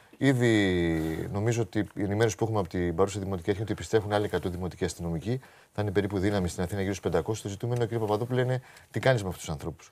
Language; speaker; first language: Greek; native; Greek